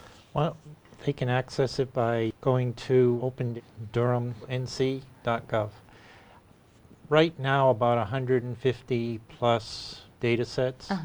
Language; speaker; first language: English; native; English